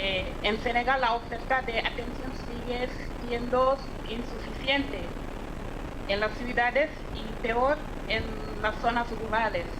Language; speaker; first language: Spanish; non-native, fluent; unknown